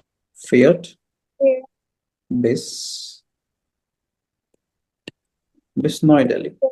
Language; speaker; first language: German; non-native, fluent; Hindi